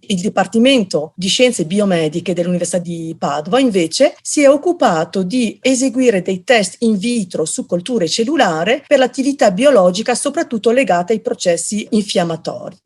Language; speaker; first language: Italian; native; Italian